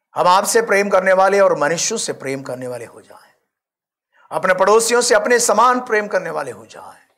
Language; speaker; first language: Hindi; non-native, local second language; Malayalam